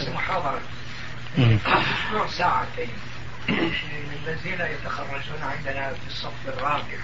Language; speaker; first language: Arabic; non-native, fluent; Turkish